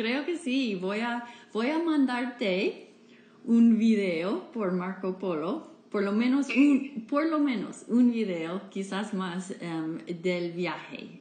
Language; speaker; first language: Spanish; non-native, fluent; English